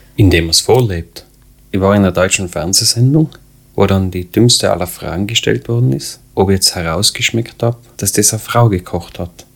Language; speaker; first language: German; early bilingual, other home language; Croatian